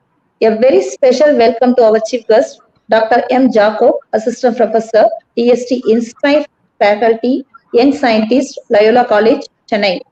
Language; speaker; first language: English; non-native, local second language; Tamil